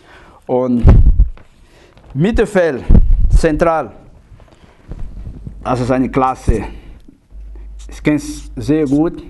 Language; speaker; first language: German; non-native, learner; Portuguese